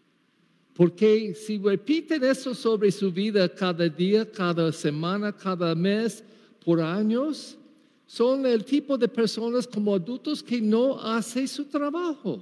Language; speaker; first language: Spanish; non-native, learner; English